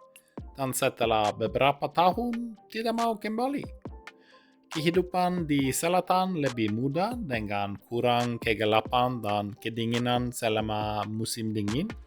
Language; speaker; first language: Indonesian; non-native, fluent; Norwegian